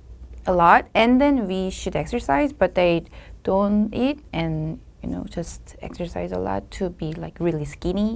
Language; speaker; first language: English; non-native, learner; Korean